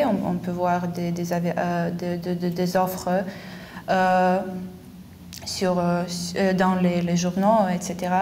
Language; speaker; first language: French; non-native, fluent; Lithuanian